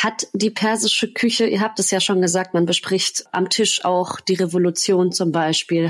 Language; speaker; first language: German; native; German